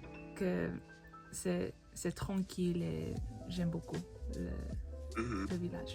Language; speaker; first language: French; non-native, learner; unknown